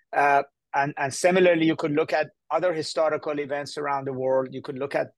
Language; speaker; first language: English; early bilingual, other home language; Persian